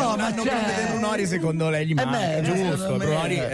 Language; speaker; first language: Italian; native; Italian